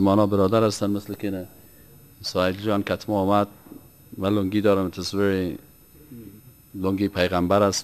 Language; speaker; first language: Persian; native; Persian